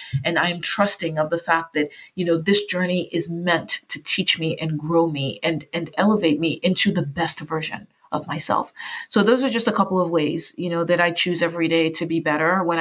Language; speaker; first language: English; non-native, local second language; Yoruba